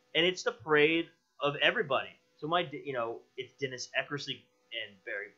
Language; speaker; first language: English; native; English